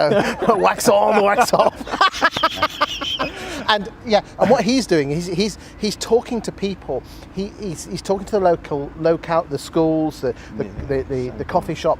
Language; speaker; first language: English; native; English